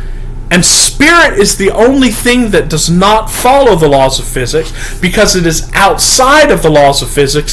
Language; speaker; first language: English; native; English